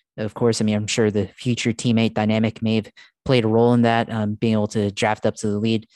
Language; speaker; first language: English; early bilingual, other home language; Filipino